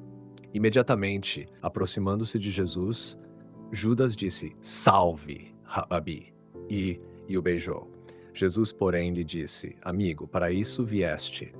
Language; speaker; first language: Portuguese; native; Portuguese